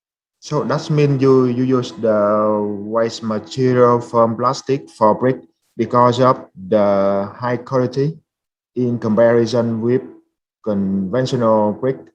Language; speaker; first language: English; non-native, fluent; Vietnamese